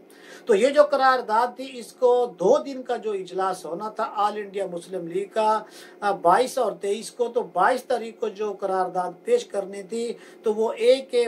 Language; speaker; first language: Urdu; native; Urdu